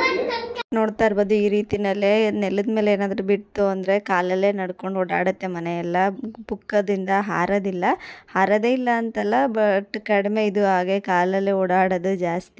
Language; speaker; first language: Kannada; native; Kannada